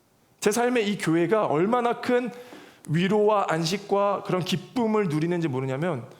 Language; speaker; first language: Korean; native; Korean